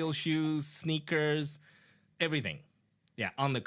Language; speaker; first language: English; non-native, fluent; Chinese